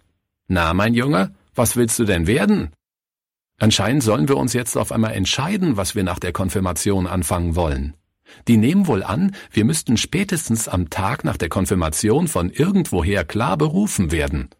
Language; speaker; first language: German; native; German